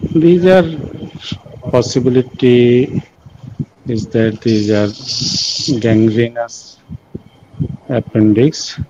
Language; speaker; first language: English; non-native, local second language; Bangla